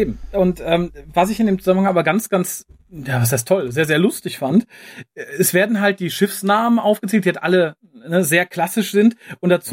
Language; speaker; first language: German; native; German